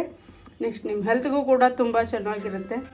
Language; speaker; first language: Kannada; native; Kannada